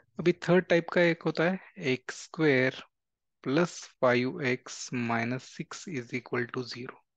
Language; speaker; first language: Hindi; non-native, local second language; Marathi